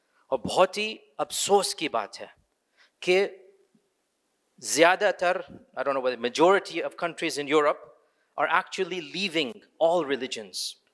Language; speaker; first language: English; early bilingual, other home language; Urdu